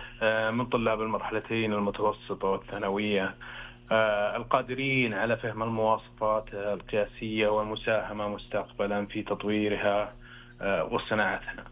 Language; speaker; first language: Arabic; native; Arabic